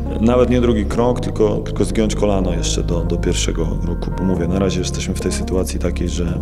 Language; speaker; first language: Polish; native; Polish